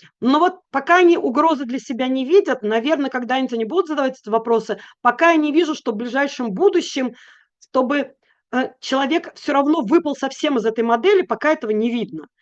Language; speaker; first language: Russian; native; Russian